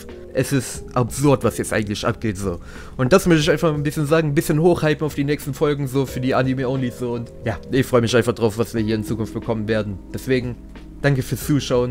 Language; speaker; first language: German; native; German